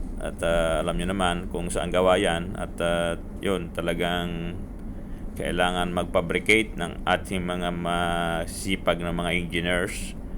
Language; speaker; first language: Filipino; native; Filipino